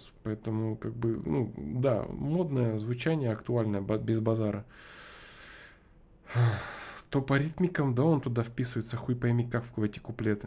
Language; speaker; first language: Russian; native; Russian